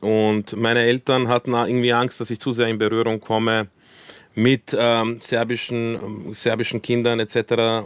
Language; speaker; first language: German; early bilingual, other home language; Croatian